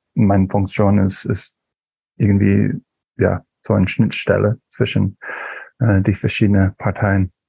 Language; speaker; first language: German; non-native, fluent; English